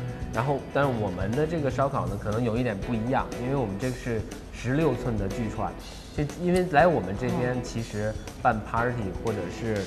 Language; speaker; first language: Chinese; native; Chinese